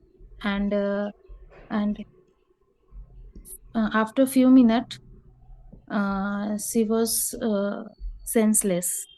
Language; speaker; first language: English; non-native, learner; Hindi